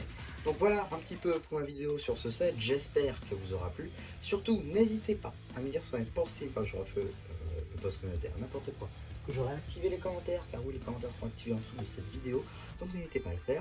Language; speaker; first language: French; native; French